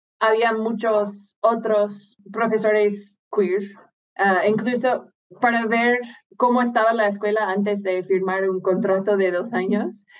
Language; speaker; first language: Spanish; non-native, fluent; English